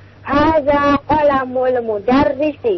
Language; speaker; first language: Arabic; non-native, learner; Indonesian